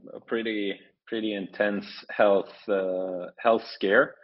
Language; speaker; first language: English; non-native, fluent; Norwegian